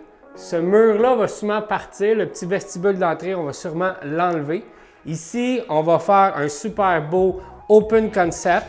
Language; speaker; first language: French; native; French